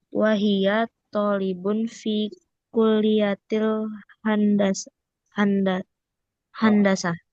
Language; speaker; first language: Arabic; non-native, learner; Indonesian